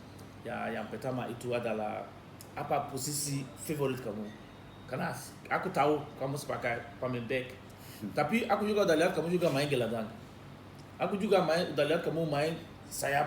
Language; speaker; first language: Indonesian; non-native, fluent; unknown